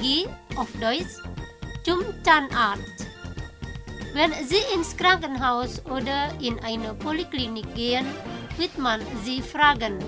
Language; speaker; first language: German; non-native, fluent; Indonesian